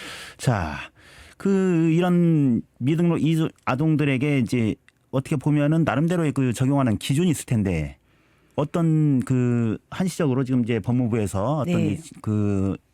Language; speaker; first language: Korean; native; Korean